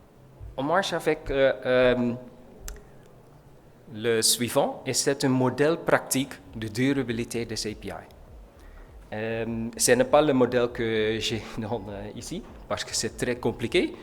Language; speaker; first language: French; non-native, learner; Dutch